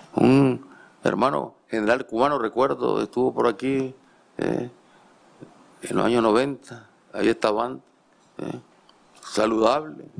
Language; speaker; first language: Spanish; native; Spanish